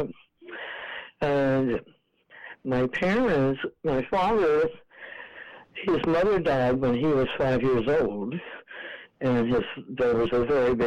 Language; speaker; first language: English; native; English